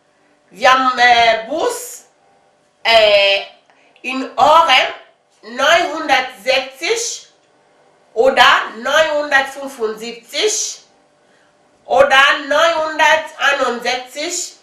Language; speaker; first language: German; non-native, learner; Lingala